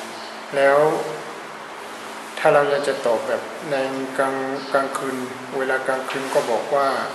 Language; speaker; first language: Thai; non-native, fluent; Burmese